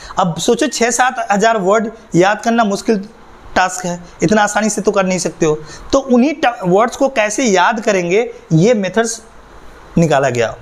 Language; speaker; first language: Hindi; native; Hindi